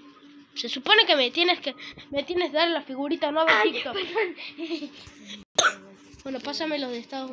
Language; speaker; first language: Spanish; native; Spanish